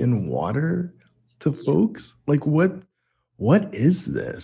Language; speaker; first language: English; native; English